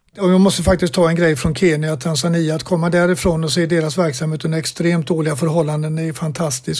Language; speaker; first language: Swedish; native; Swedish